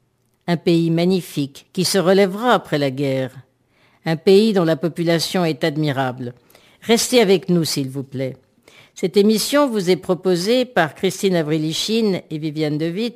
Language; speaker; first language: French; native; French